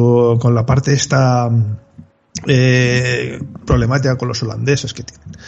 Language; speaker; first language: Spanish; native; Spanish